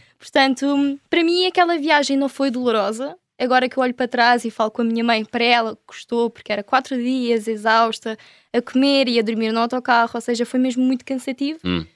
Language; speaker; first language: Portuguese; early bilingual, other home language; Ukrainian